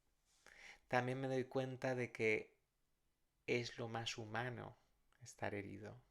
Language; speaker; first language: Spanish; native; Spanish